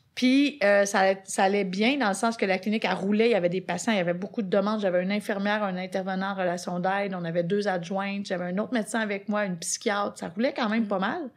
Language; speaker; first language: French; native; French